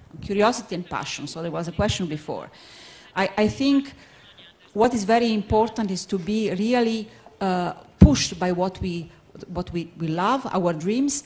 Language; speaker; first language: English; non-native, fluent; Italian